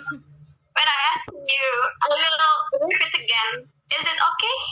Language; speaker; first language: English; non-native, learner; Indonesian